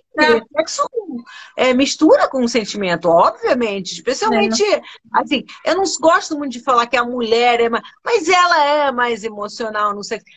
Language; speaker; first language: Portuguese; early bilingual, other home language; Spanish